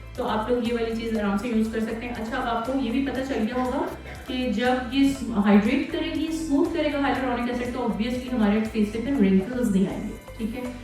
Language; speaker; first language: Urdu; native; Urdu